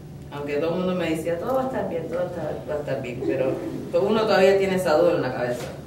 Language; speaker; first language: Spanish; early bilingual, heritage; Spanish